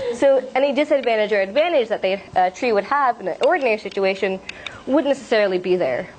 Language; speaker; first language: English; native; English